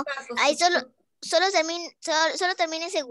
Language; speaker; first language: Spanish; native; Spanish